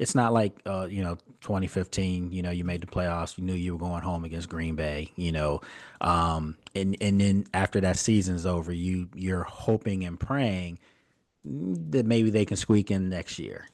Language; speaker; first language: English; native; English